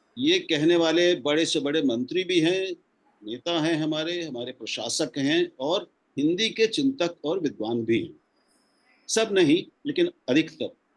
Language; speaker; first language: Hindi; non-native, local second language; Punjabi